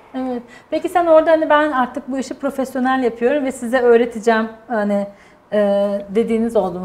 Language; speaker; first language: Turkish; native; Turkish